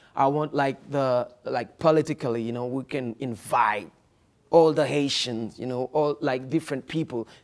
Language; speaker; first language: English; non-native, fluent; Haitian Creole